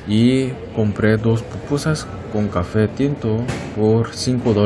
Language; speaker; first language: Spanish; non-native, learner; Korean